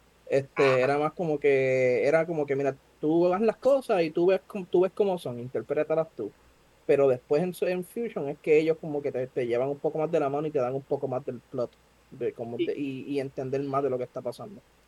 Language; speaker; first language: Spanish; native; Spanish